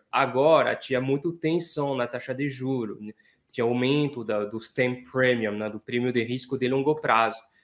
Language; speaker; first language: Portuguese; non-native, fluent; French